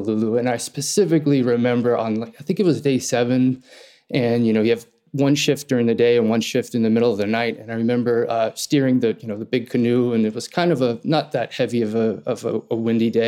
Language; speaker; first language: English; native; English